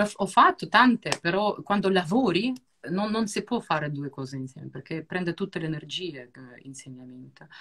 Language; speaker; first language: Italian; non-native, fluent; Russian